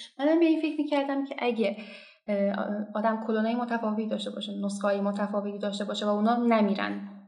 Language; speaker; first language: Persian; non-native, local second language; Azerbaijani